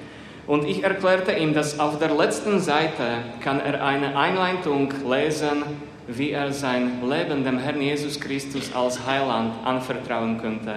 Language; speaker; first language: German; non-native, fluent; Slovak